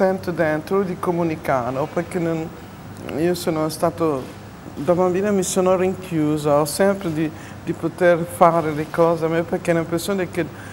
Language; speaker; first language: Italian; non-native, fluent; French